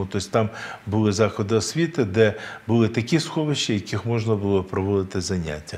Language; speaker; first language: Ukrainian; native; Ukrainian